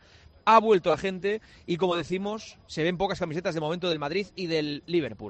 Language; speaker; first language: Spanish; native; Spanish